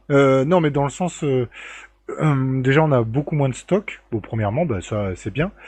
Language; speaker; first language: French; native; French